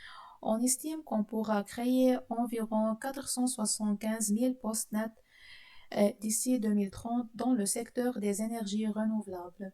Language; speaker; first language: French; non-native, fluent; Arabic